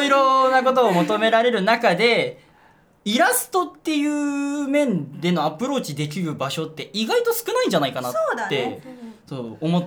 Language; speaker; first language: Japanese; native; Japanese